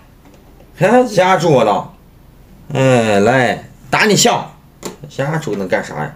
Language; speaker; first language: Chinese; native; Chinese